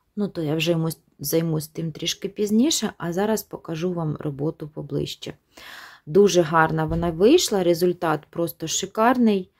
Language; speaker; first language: Ukrainian; non-native, local second language; Russian